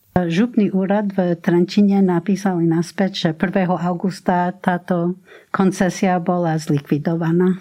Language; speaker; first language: Slovak; non-native, fluent; English